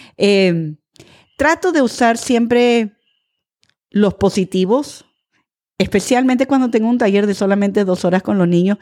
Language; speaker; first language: Spanish; early bilingual, other home language; English